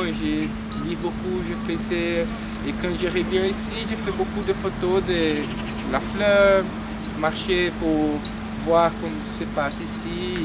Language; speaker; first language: French; non-native, learner; Portuguese